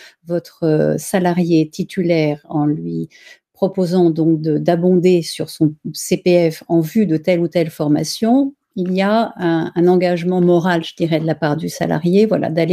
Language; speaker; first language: French; native; French